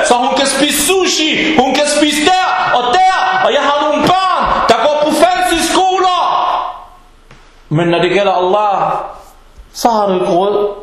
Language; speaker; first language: Danish; early bilingual, other home language; Arabic